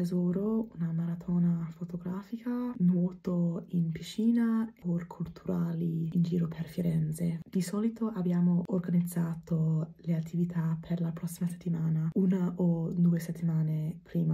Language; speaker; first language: Italian; non-native, fluent; English